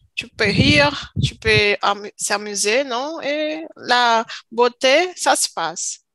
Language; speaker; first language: French; non-native, learner; Portuguese